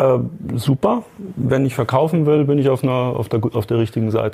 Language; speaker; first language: German; native; German